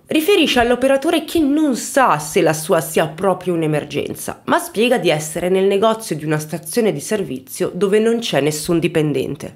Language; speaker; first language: Italian; native; Italian